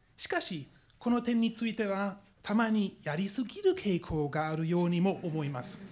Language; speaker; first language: Japanese; non-native, fluent; German